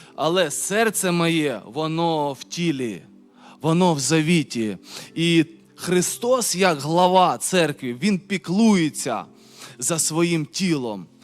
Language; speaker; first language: Ukrainian; non-native, local second language; Russian